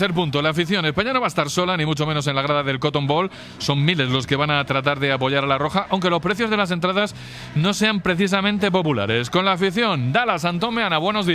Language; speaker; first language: Spanish; native; Spanish